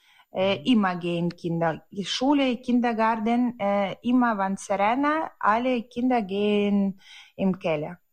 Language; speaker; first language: German; non-native, learner; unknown